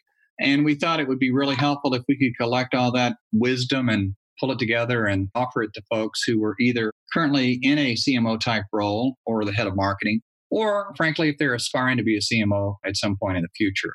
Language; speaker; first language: English; native; English